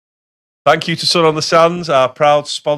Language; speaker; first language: English; native; English